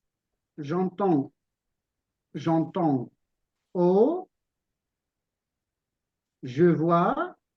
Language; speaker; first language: French; non-native, local second language; Arabic